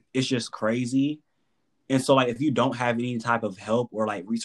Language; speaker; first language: English; native; English